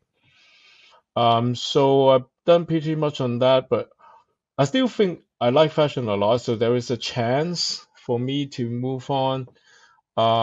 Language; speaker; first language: English; non-native, local second language; Cantonese